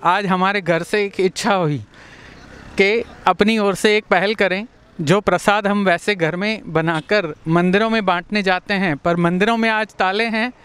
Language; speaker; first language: Hindi; non-native, local second language; Sindhi